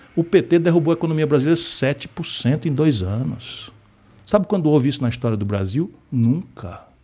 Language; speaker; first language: Portuguese; native; Portuguese